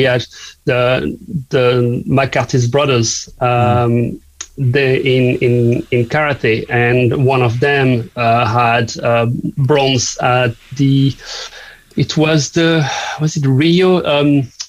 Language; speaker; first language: English; non-native, fluent; French